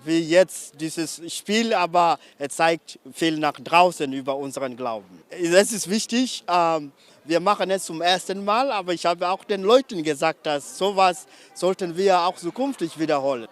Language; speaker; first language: German; non-native, fluent; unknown